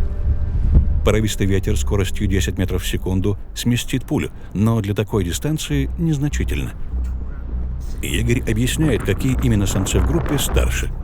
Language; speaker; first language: Russian; native; Russian